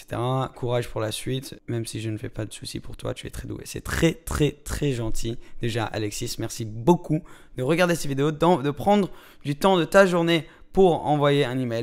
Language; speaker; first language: French; native; French